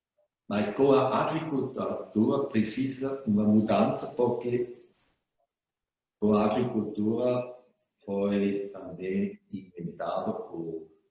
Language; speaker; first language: Portuguese; non-native, fluent; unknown